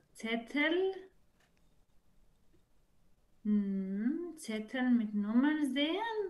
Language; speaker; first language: German; non-native, learner; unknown